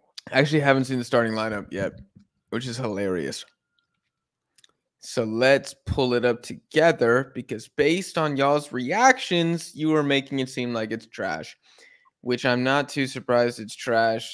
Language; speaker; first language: English; native; English